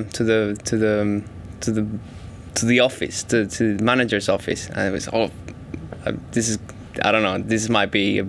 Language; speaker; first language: English; non-native, fluent; Spanish